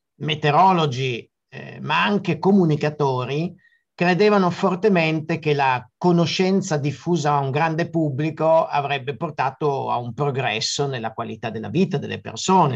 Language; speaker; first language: Italian; native; Italian